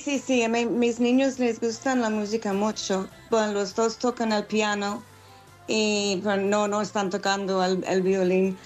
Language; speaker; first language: Spanish; non-native, fluent; English